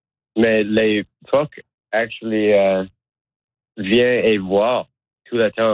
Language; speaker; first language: French; non-native, learner; English